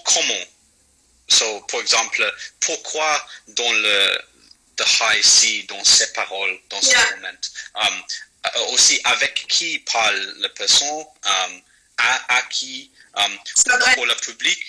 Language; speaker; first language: French; non-native, fluent; English